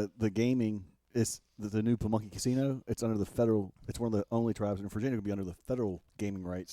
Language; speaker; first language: English; native; English